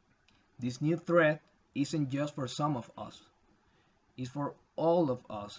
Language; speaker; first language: English; non-native, learner; Spanish